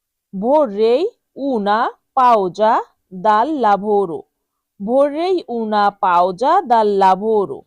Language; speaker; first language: Italian; non-native, learner; Bangla